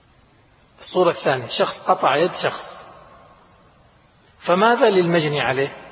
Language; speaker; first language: Arabic; native; Arabic